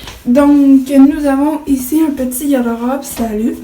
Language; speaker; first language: French; native; French